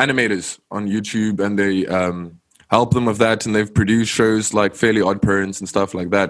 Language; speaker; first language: English; non-native, local second language; Afrikaans